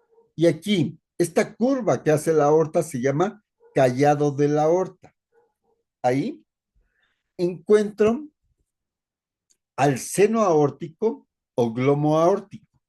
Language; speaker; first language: Spanish; native; Spanish